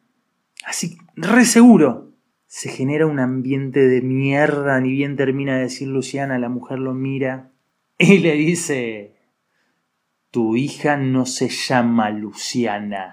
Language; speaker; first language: Spanish; native; Spanish